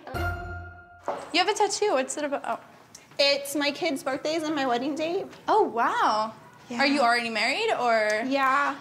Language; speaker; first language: English; native; English